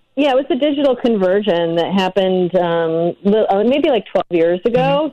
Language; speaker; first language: English; native; English